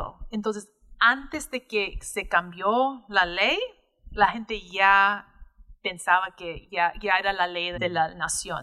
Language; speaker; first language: Spanish; early bilingual, heritage; English